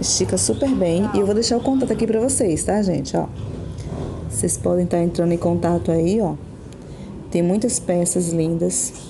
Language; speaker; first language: Portuguese; native; Portuguese